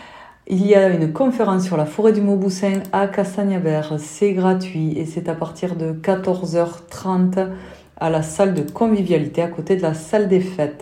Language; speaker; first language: French; native; French